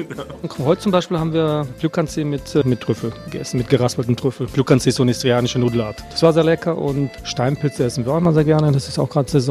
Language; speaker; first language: German; native; German